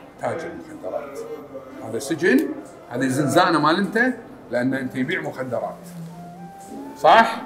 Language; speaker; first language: Arabic; native; Arabic